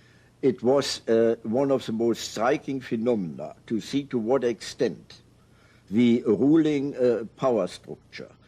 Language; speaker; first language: English; non-native, fluent; German